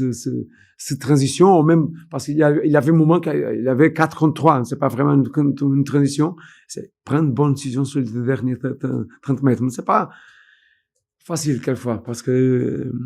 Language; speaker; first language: French; non-native, fluent; Portuguese